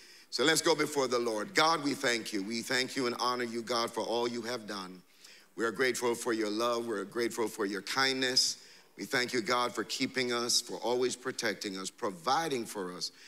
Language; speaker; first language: English; native; English